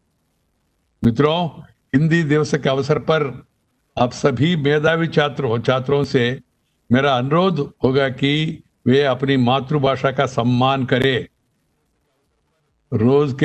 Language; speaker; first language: Hindi; non-native, local second language; Telugu